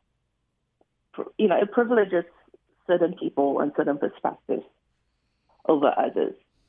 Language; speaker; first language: English; native; English